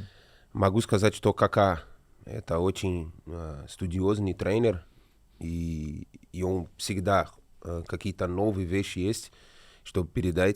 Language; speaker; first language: Russian; non-native, learner; Portuguese